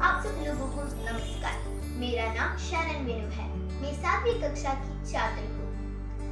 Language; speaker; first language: Hindi; non-native, local second language; Malayalam